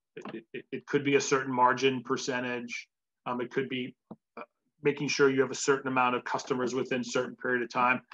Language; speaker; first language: English; native; English